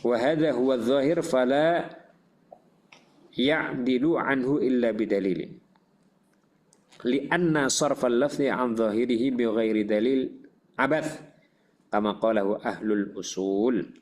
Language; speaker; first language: Arabic; non-native, fluent; Indonesian